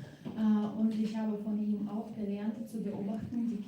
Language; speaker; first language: German; non-native, fluent; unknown